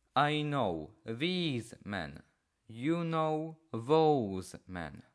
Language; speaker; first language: English; non-native, fluent; Polish